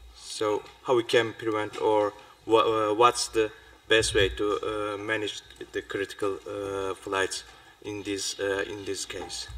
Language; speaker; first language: English; non-native, fluent; Polish